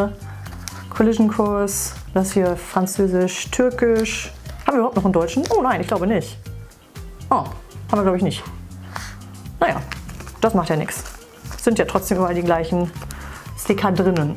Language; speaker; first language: German; native; German